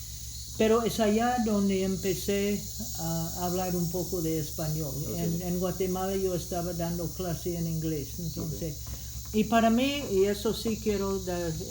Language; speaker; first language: Spanish; non-native, fluent; English